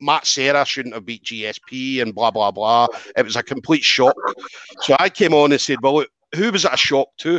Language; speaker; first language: English; native; English